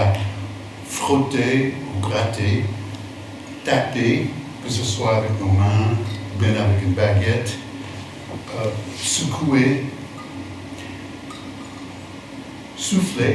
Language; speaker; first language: French; non-native, fluent; English